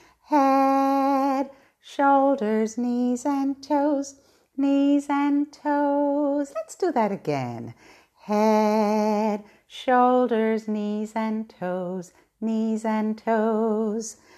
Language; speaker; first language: English; native; English